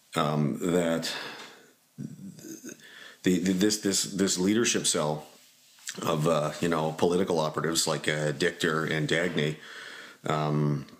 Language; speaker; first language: English; native; English